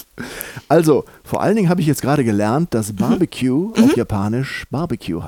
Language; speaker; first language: German; native; German